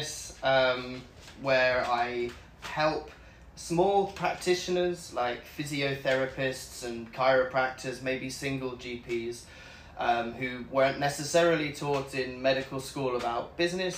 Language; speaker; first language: English; native; English